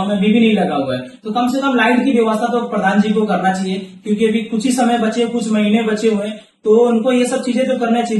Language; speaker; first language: Hindi; native; Hindi